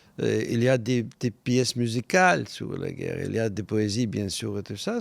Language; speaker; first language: French; non-native, fluent; Russian